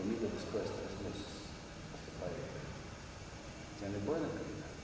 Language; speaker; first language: Spanish; non-native, learner; Russian